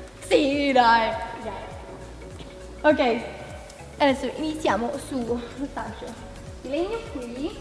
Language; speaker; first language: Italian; early bilingual, heritage; English